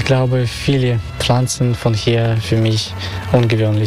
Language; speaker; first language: German; non-native, fluent; Russian